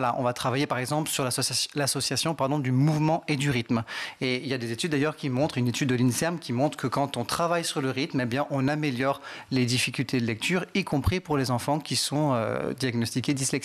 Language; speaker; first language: French; native; French